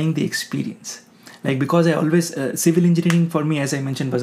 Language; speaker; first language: English; non-native, local second language; Hindi